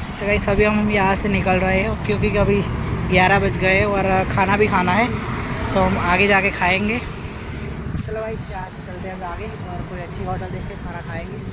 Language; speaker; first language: Hindi; non-native, local second language; Gujarati